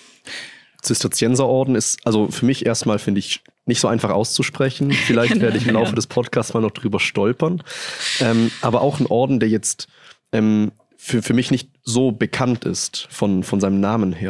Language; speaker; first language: German; native; German